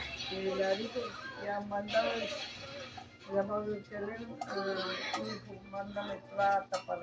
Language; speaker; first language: Spanish; non-native, local second language; Quechua